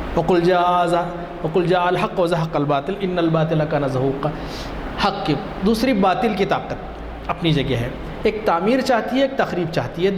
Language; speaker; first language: Urdu; non-native, local second language; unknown